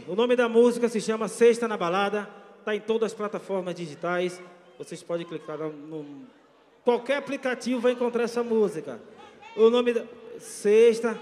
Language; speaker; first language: Portuguese; native; Portuguese